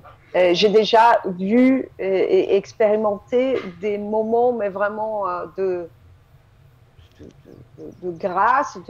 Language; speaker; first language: French; non-native, fluent; Portuguese